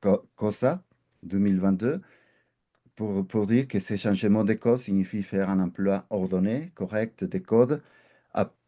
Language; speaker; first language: French; non-native, fluent; Spanish